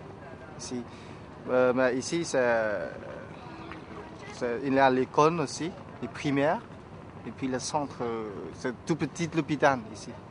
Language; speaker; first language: French; non-native, learner; Vietnamese